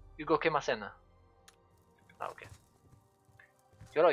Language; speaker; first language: Japanese; non-native, learner; French